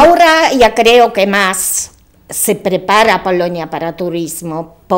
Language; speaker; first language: Spanish; non-native, learner; Polish